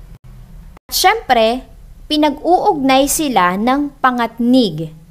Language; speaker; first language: Filipino; native; Filipino